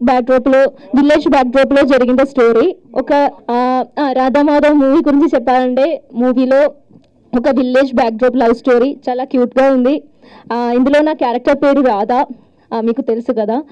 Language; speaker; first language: Telugu; non-native, learner; Malayalam